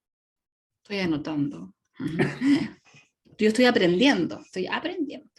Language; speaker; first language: Spanish; native; Spanish